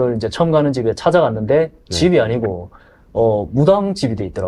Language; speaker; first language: Korean; native; Korean